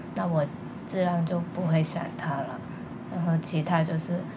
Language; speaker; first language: Chinese; non-native, fluent; Cantonese